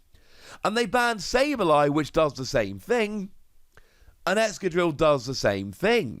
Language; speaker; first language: English; native; English